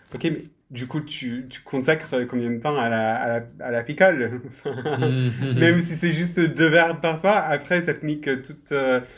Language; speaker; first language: French; non-native, fluent; English